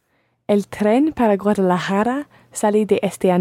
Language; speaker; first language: Spanish; non-native, learner; English